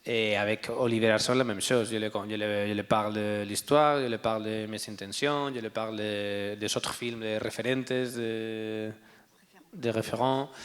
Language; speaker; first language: French; non-native, learner; Spanish